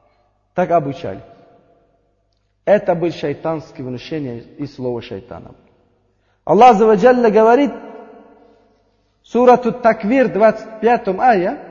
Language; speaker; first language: Russian; non-native, learner; Uzbek